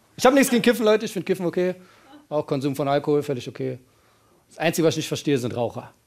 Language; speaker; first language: German; early bilingual, other home language; Persian